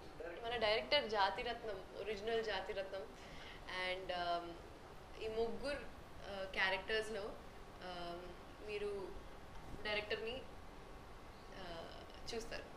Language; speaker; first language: Telugu; non-native, local second language; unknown